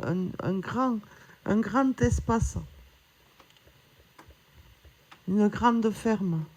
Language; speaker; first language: French; native; French